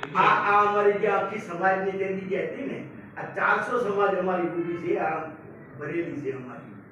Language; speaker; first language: Gujarati; non-native, local second language; Sindhi